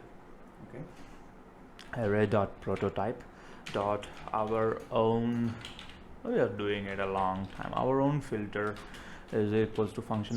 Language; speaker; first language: English; non-native, local second language; Telugu